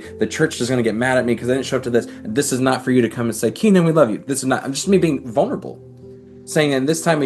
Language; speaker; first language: English; native; English